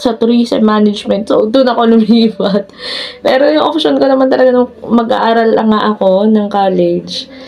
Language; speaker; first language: Filipino; native; Filipino